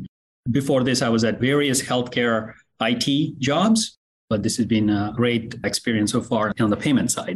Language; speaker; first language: English; non-native, local second language; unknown